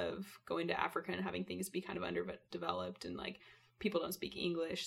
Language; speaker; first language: English; native; English